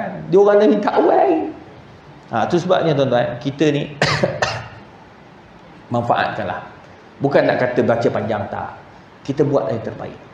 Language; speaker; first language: Malay; native; Malay